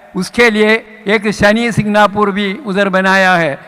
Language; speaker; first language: Hindi; non-native, local second language; Malayalam